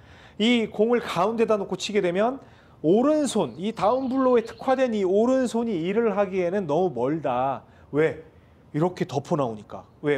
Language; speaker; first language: Korean; native; Korean